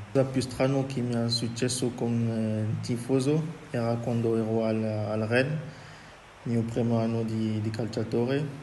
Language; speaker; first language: Italian; non-native, fluent; French